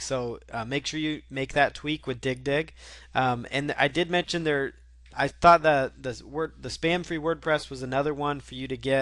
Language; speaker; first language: English; native; English